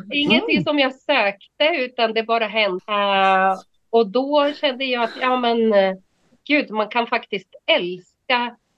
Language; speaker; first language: Swedish; non-native, fluent; Portuguese